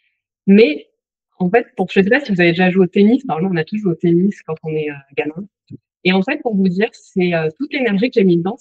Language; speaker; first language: French; native; French